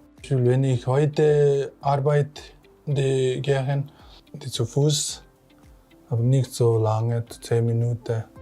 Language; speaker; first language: German; non-native, learner; Tibetan